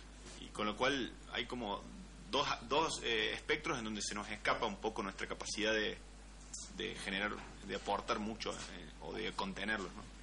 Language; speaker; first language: Spanish; native; Spanish